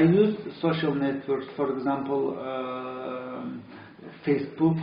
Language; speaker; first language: English; non-native, learner; Azerbaijani